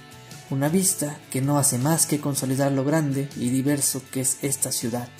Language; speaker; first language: Spanish; native; Spanish